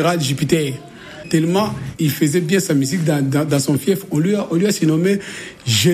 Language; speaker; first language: French; non-native, local second language; Lingala